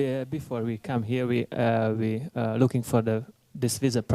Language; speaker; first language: English; non-native, learner; Hungarian